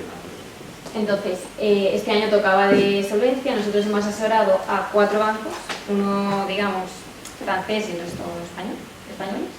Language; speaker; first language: Spanish; native; Spanish